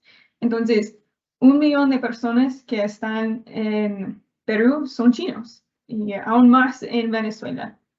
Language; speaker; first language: Spanish; non-native, learner; English